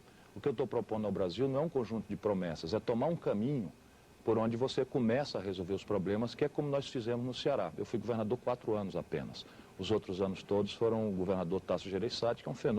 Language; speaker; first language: Portuguese; native; Portuguese